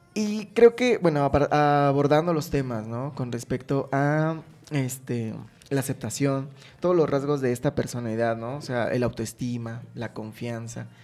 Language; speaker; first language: Spanish; native; Spanish